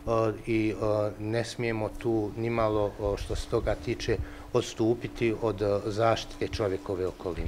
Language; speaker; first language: Croatian; native; Croatian